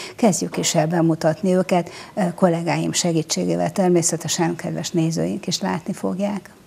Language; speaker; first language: Hungarian; native; Hungarian